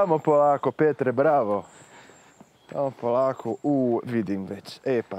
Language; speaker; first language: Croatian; non-native, fluent; Portuguese